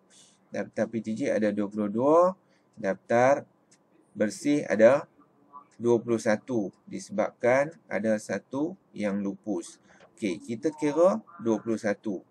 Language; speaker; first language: Malay; native; Malay